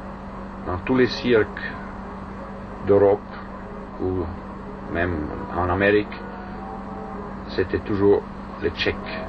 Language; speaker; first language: French; non-native, fluent; German